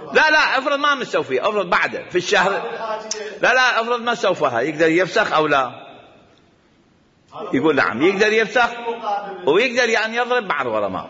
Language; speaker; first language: Arabic; native; Arabic